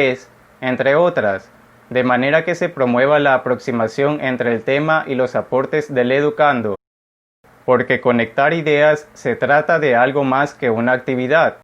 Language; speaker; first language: Spanish; native; Spanish